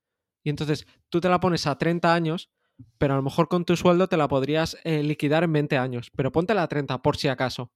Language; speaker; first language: Spanish; native; Spanish